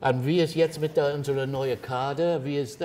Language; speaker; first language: German; non-native, learner; English